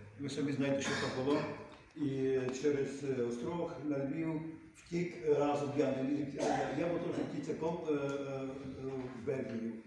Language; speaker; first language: Ukrainian; early bilingual, heritage; Ukrainian